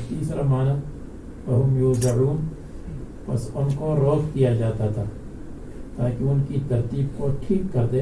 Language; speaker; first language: Urdu; non-native, local second language; Pashto